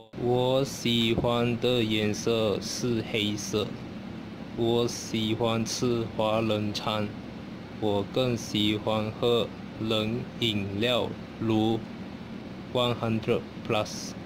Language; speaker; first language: Chinese; non-native, learner; Malay